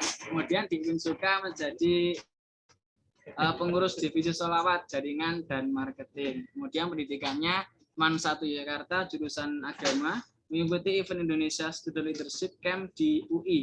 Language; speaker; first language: Indonesian; native; Indonesian